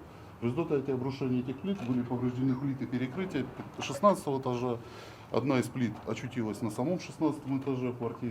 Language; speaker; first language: Russian; native; Russian